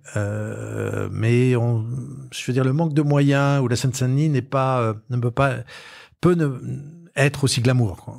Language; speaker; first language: French; native; French